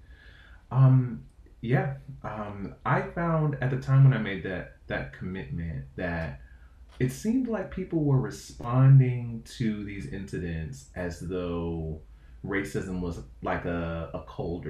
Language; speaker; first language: English; native; English